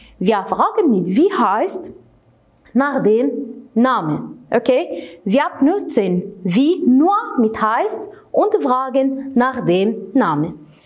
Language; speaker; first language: German; non-native, fluent; Arabic